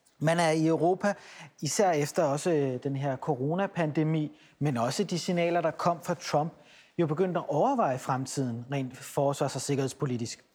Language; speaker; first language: Danish; native; Danish